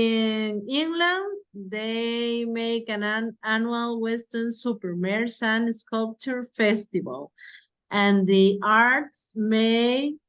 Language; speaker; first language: English; non-native, learner; Spanish